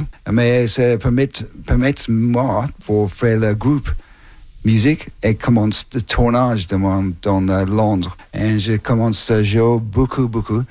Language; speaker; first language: French; non-native, learner; English